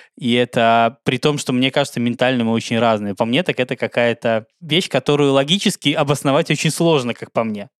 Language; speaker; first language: Russian; native; Russian